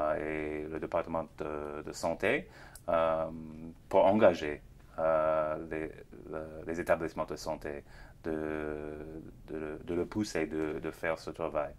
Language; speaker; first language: French; non-native, fluent; English